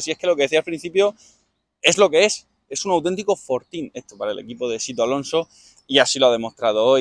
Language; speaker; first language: Spanish; native; Spanish